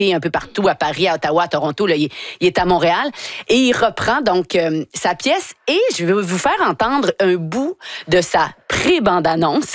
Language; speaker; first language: French; native; French